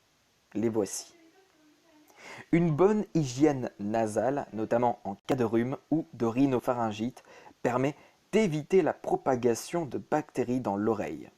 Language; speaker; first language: French; native; French